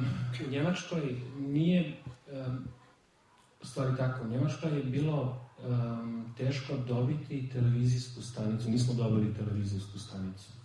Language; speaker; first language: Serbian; early bilingual, heritage; Serbian